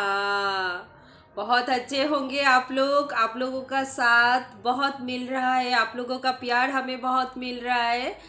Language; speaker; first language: Hindi; non-native, local second language; Bangla